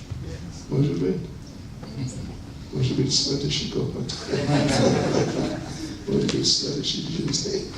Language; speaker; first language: Russian; non-native, learner; English